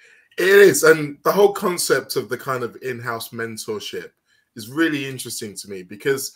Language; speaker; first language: English; native; English